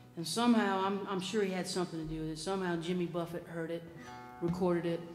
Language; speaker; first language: English; native; English